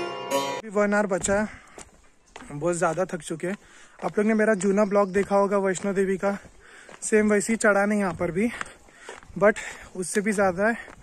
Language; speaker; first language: Hindi; native; Hindi